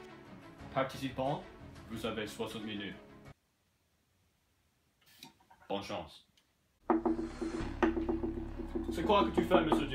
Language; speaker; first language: French; non-native, learner; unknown